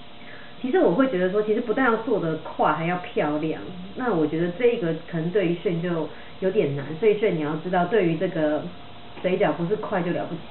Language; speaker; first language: Chinese; native; Chinese